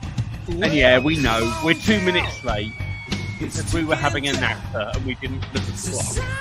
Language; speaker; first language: English; native; English